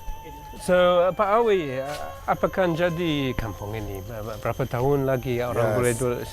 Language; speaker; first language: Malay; non-native, learner; English